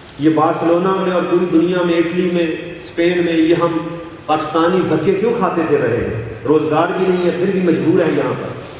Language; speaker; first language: Urdu; non-native, local second language; Punjabi